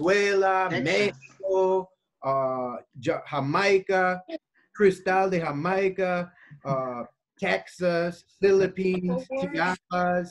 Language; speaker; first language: Spanish; non-native, learner; English